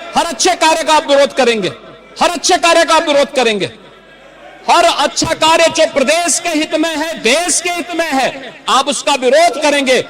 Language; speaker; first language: Hindi; native; Hindi